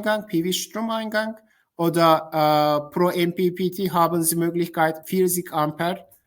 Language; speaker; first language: German; non-native, fluent; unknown